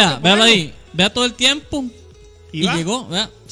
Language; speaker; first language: Spanish; native; Spanish